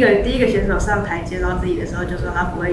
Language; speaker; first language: Chinese; native; Chinese